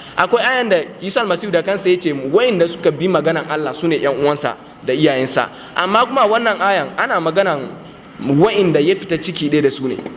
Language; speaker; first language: Hausa; non-native, local second language; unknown